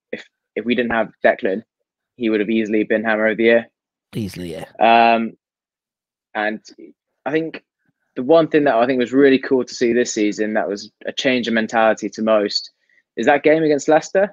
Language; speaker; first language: English; native; English